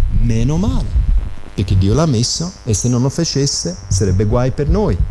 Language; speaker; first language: Italian; non-native, fluent; English